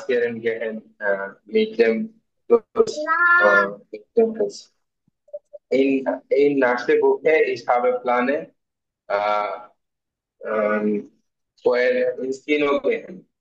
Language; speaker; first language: German; non-native, learner; Bangla